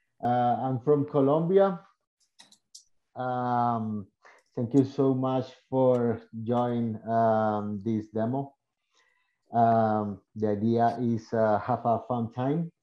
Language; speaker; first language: English; non-native, learner; Spanish